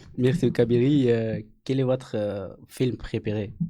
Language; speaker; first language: French; non-native, learner; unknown